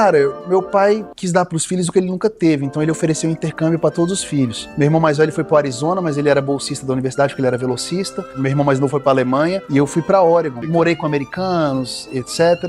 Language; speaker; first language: Portuguese; native; Portuguese